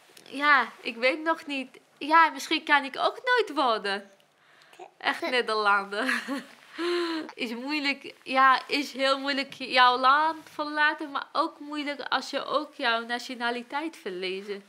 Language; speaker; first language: Dutch; non-native, learner; Arabic